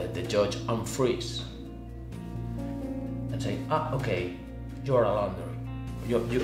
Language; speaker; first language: English; non-native, learner; Spanish